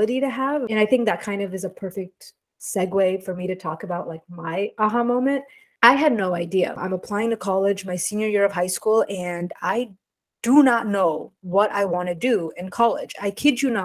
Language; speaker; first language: English; native; English